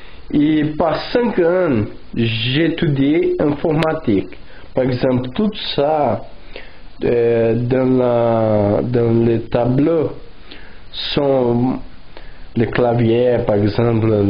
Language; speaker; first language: French; non-native, learner; Portuguese